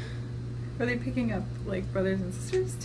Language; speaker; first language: English; native; English